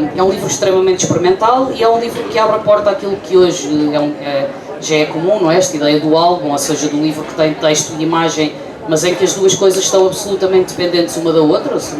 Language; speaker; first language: Portuguese; native; Portuguese